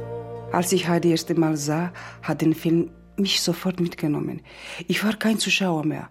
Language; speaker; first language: German; non-native, learner; Georgian